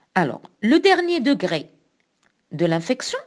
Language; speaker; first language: French; non-native, local second language; Arabic